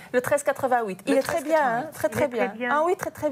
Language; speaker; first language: French; native; French